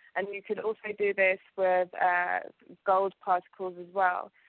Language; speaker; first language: English; early bilingual, other home language; Ganda